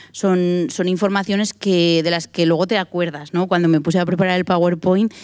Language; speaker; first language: Spanish; native; Spanish